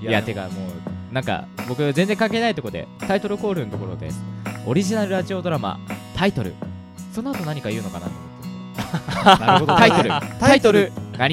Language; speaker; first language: Japanese; native; Japanese